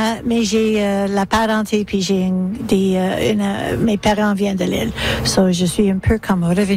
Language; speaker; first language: French; native; French